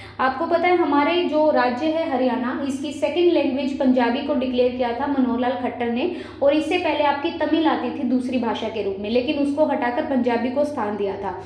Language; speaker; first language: Hindi; native; Hindi